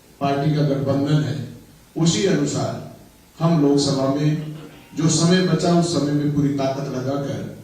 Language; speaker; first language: Hindi; native; Hindi